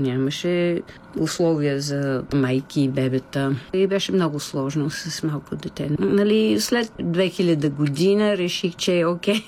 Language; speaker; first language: Bulgarian; non-native, fluent; English